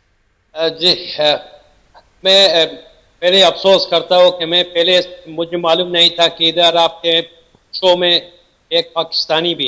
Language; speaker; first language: Hindi; non-native, learner; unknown